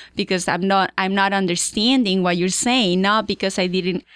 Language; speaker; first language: English; non-native, fluent; Spanish